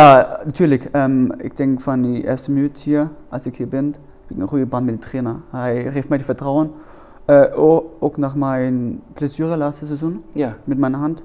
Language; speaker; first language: Dutch; non-native, learner; German